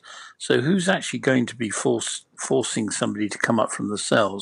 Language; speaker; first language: English; native; English